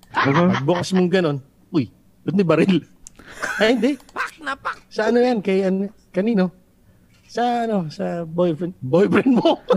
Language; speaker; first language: Filipino; native; Filipino